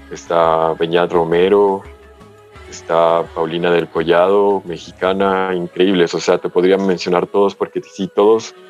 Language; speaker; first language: Spanish; early bilingual, heritage; Spanish